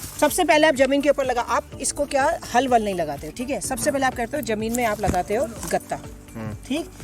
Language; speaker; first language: Hindi; non-native, local second language; Garhwali